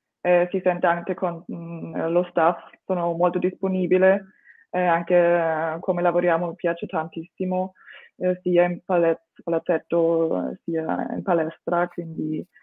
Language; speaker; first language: Italian; non-native, fluent; German